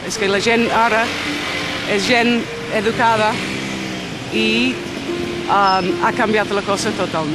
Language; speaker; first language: Catalan; non-native, learner; English